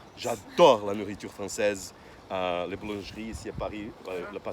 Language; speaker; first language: French; non-native, fluent; Portuguese